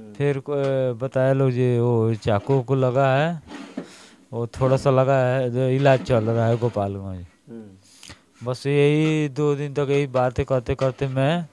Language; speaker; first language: Hindi; native; Hindi